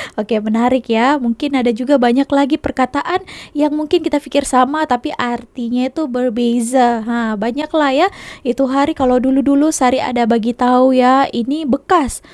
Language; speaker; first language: Indonesian; native; Indonesian